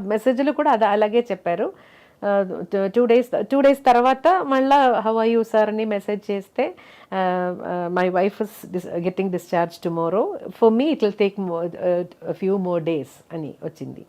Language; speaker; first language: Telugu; non-native, fluent; Malayalam